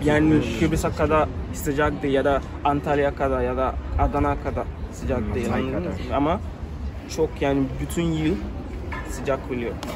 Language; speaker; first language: Turkish; non-native, learner; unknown